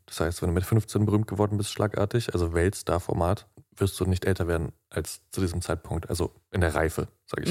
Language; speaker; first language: German; native; German